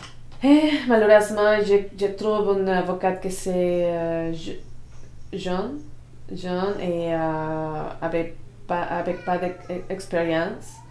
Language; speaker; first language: French; non-native, learner; Spanish